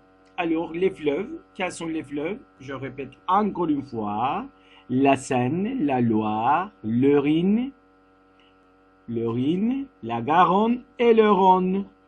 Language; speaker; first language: French; non-native, fluent; Turkish